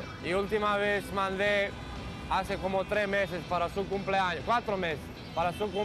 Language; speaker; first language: Spanish; non-native, learner; Serbian